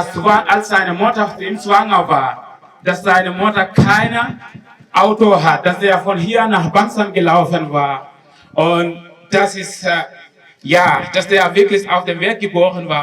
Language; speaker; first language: German; non-native, learner; Wolof